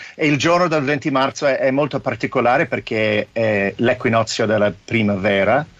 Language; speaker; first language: Italian; non-native, fluent; English